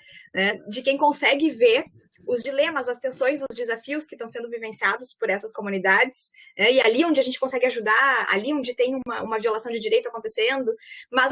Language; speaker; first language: Portuguese; native; Portuguese